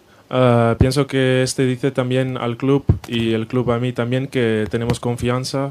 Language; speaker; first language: Spanish; non-native, fluent; Dutch